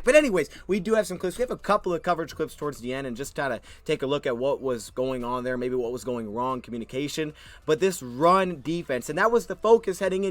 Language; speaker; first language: English; native; English